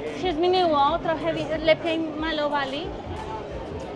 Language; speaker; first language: Polish; non-native, learner; Spanish